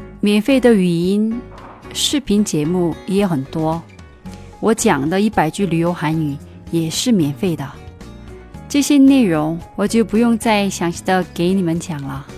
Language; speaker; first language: Chinese; non-native, fluent; Korean